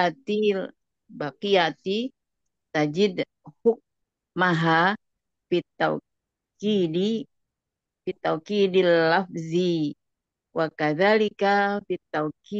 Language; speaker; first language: Arabic; non-native, learner; Indonesian